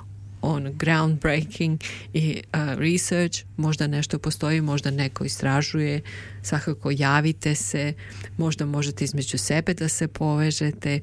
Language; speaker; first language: Serbian; native; Serbian